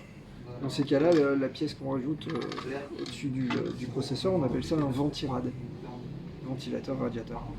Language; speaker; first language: French; native; French